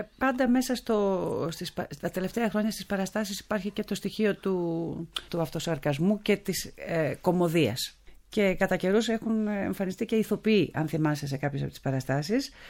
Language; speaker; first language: Greek; early bilingual, heritage; Greek